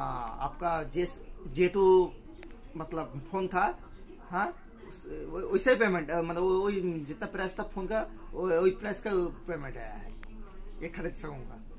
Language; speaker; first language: Hindi; non-native, local second language; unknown